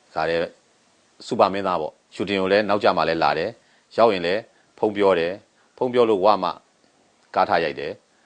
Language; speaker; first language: Burmese; native; Burmese